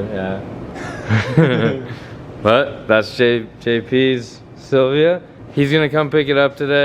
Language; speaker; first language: English; native; English